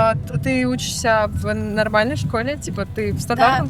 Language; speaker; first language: Russian; native; Russian